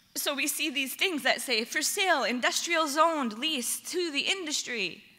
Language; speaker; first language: English; native; English